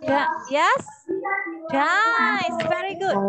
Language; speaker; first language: English; non-native, fluent; Indonesian